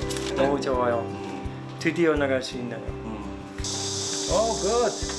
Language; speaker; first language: Korean; non-native, fluent; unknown